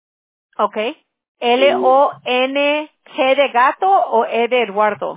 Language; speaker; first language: Spanish; early bilingual, heritage; Spanish